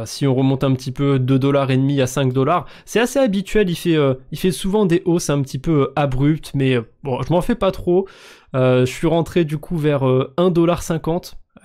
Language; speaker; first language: French; native; French